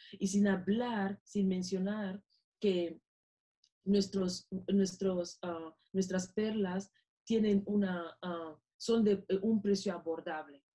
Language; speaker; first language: Spanish; non-native, local second language; Fang